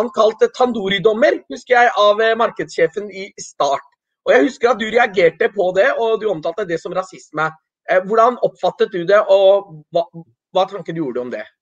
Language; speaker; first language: Norwegian; early bilingual, other home language; Urdu